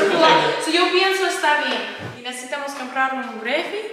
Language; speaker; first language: Spanish; non-native, learner; English